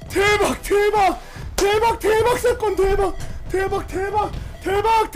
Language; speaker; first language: Korean; native; Korean